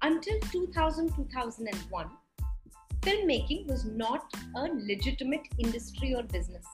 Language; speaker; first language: English; non-native, local second language; Hindi